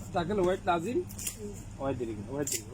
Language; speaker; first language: Arabic; non-native, learner; Bangla